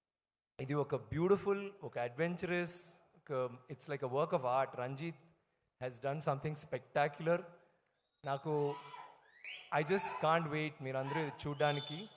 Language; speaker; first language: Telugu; non-native, learner; Tamil